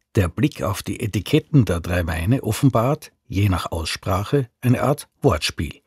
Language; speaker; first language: German; native; German